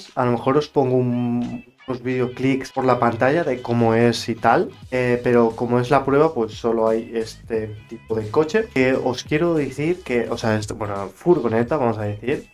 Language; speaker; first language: Spanish; native; Spanish